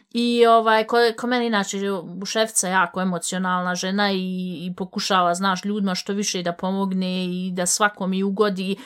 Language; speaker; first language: Bosnian; early bilingual, heritage; Bosnian